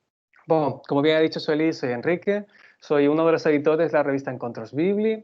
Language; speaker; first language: Spanish; native; Spanish